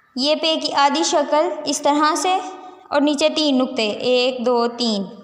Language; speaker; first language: Urdu; non-native, local second language; Punjabi